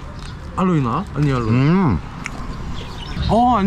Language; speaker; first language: Thai; non-native, learner; Korean